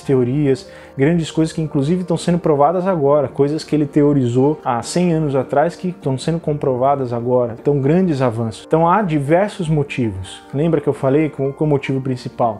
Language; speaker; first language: Portuguese; native; Portuguese